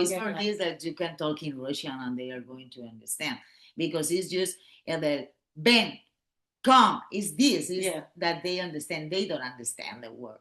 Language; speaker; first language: English; non-native, learner; Catalan